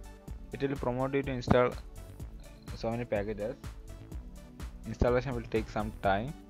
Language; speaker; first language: English; non-native, fluent; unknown